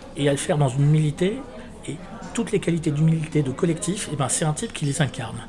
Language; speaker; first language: French; native; French